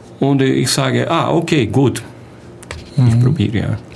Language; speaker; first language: German; non-native, learner; Portuguese